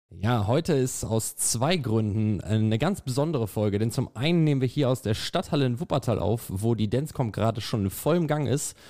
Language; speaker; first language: German; native; German